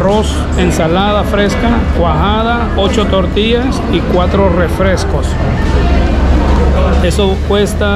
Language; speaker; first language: Spanish; native; Spanish